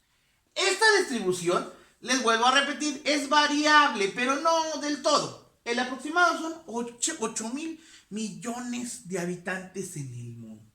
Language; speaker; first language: Spanish; native; Spanish